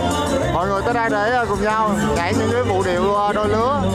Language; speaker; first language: Vietnamese; native; Vietnamese